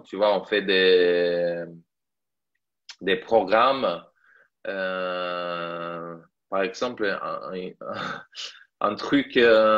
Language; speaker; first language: French; non-native, fluent; Italian